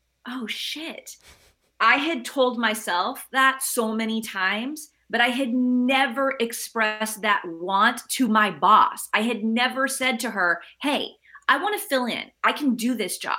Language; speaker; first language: English; early bilingual, other home language; Spanish